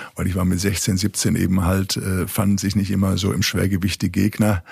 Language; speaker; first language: German; native; German